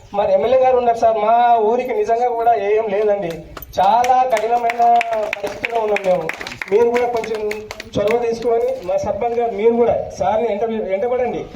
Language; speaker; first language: Telugu; non-native, local second language; Lambadi